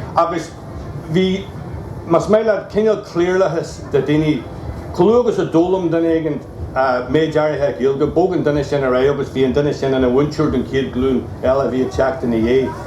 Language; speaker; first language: Irish; non-native, local second language; English